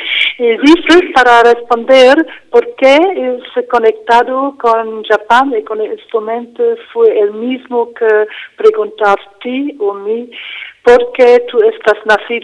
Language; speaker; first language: Spanish; non-native, fluent; English